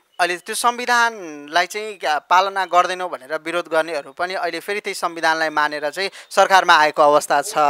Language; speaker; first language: Nepali; native; Nepali